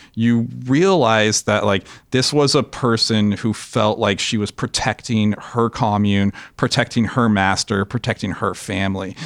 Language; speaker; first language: English; native; English